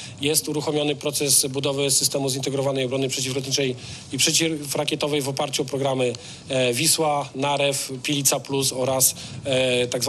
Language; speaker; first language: Polish; native; Polish